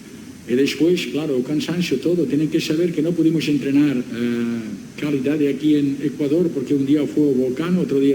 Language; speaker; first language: Portuguese; non-native, learner; Spanish